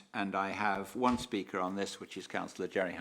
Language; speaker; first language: English; native; English